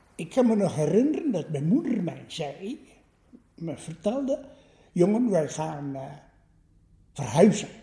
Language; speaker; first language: Dutch; early bilingual, other home language; Malay